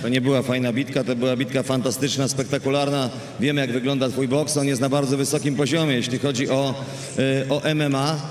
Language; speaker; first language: Polish; native; Polish